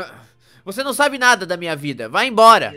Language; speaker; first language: Portuguese; native; Portuguese